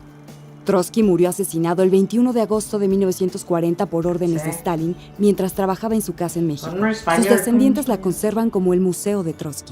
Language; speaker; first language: Spanish; native; Spanish